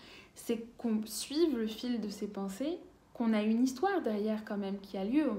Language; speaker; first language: French; native; French